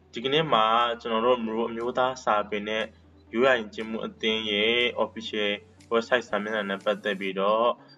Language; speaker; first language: Burmese; non-native, local second language; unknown